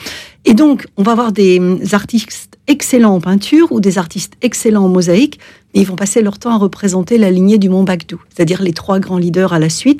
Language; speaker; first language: French; native; French